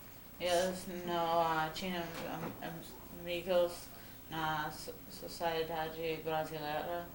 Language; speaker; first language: Portuguese; non-native, fluent; Spanish